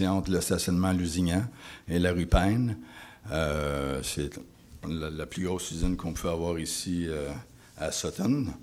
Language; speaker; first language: French; native; French